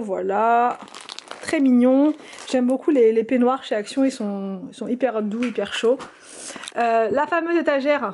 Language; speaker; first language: French; native; French